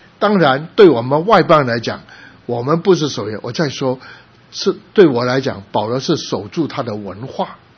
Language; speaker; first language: Chinese; early bilingual, other home language; Cantonese